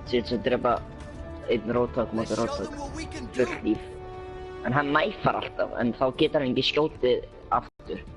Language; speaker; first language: Icelandic; early bilingual, other home language; Norwegian